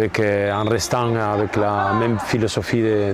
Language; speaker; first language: French; non-native, fluent; Spanish